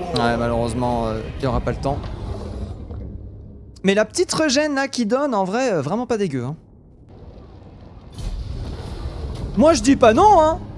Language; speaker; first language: French; native; French